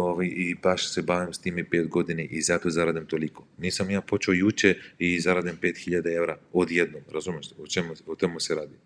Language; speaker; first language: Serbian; non-native, learner; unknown